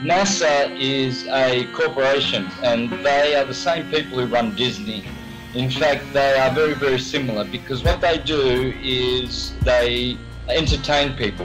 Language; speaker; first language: English; native; English